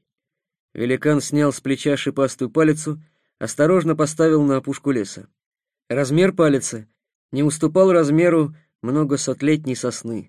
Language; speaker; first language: Russian; native; Russian